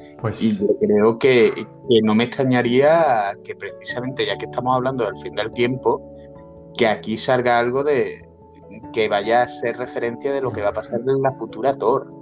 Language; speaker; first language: Spanish; native; Spanish